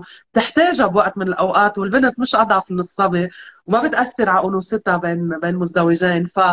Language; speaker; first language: Arabic; native; Arabic